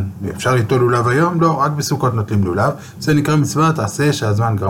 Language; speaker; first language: Hebrew; native; Hebrew